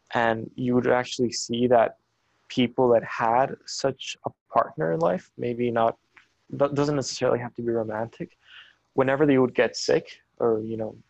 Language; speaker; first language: English; non-native, fluent; Spanish